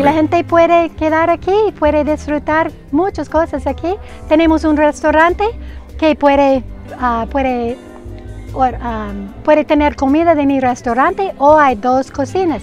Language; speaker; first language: Spanish; non-native, learner; English